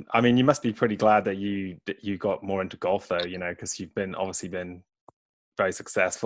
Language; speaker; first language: English; native; English